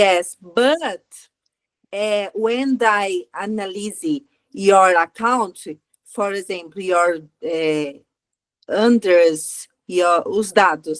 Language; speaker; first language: English; non-native, learner; Portuguese